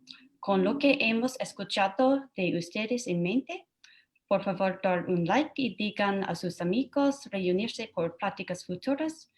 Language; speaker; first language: Spanish; non-native, fluent; English